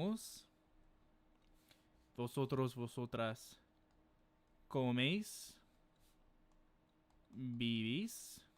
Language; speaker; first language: Spanish; non-native, fluent; English